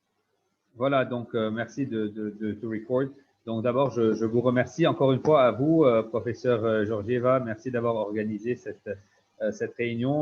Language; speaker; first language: French; non-native, local second language; Arabic